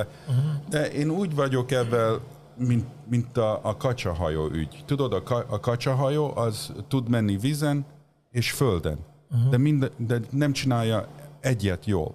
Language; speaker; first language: Hungarian; early bilingual, heritage; Hungarian